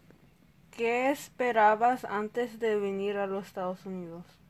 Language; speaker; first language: Spanish; early bilingual, heritage; Spanish